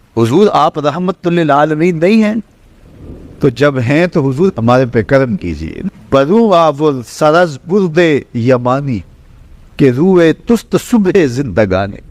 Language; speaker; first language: Urdu; non-native, local second language; Punjabi